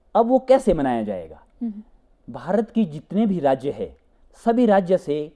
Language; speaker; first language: Hindi; native; Hindi